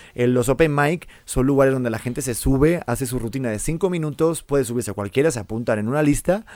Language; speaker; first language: Spanish; native; Spanish